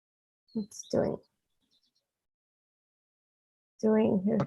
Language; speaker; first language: English; non-native, learner; Portuguese